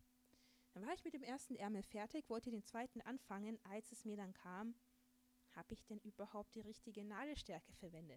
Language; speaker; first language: German; native; German